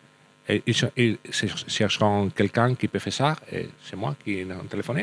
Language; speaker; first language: French; non-native, learner; Spanish